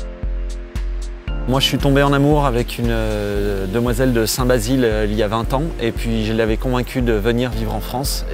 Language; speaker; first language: French; native; French